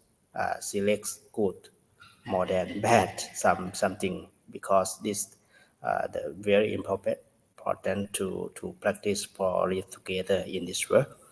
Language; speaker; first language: English; non-native, learner; Thai